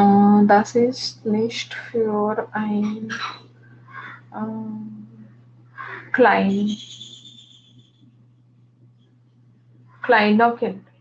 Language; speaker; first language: German; non-native, learner; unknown